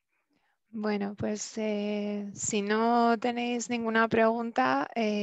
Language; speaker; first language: Spanish; native; Spanish